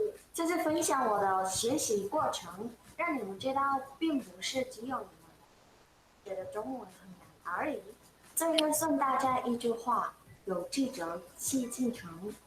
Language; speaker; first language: Chinese; non-native, fluent; Mongolian